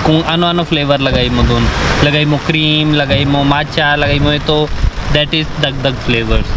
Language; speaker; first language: Filipino; non-native, learner; Hindi